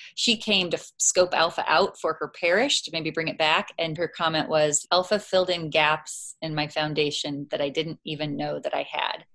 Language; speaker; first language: English; native; English